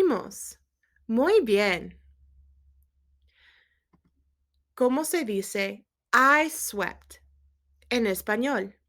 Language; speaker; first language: Spanish; non-native, learner; English